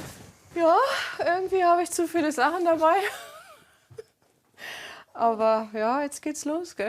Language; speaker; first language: German; native; German